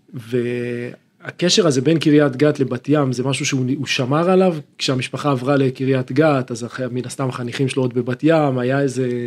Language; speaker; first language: Hebrew; native; Hebrew